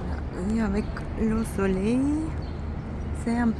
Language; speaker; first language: French; non-native, fluent; Russian